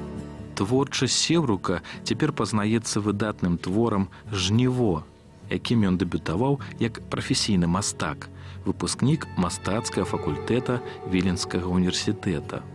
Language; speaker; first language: Belarusian; native; Belarusian